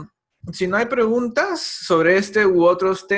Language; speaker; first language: Spanish; non-native, fluent; English